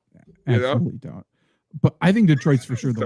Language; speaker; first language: English; native; English